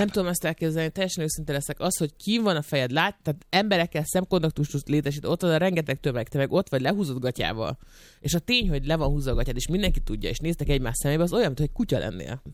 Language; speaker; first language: Hungarian; native; Hungarian